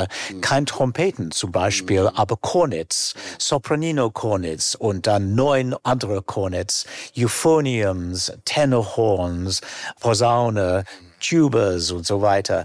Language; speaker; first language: German; non-native, fluent; English